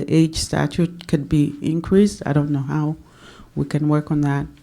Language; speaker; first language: English; non-native, local second language; Swahili